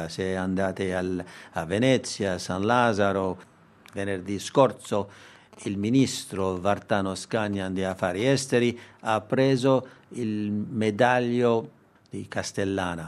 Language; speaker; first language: Italian; non-native, learner; Armenian